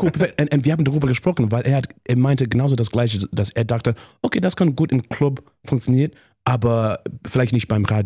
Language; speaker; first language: German; non-native, learner; English